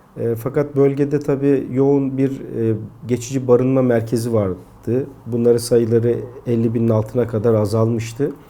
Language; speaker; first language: Turkish; native; Turkish